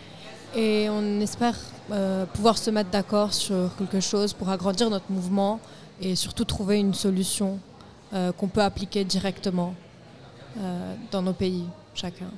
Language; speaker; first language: French; non-native, local second language; Arabic